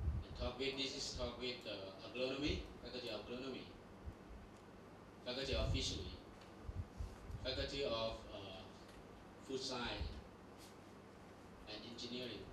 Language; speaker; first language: English; non-native, learner; Thai